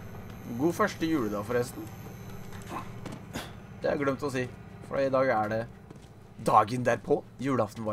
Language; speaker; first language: Norwegian; native; Norwegian